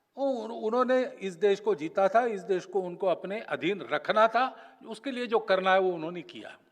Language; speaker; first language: Hindi; non-native, local second language; Marathi